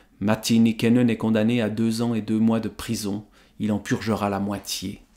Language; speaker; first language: French; native; French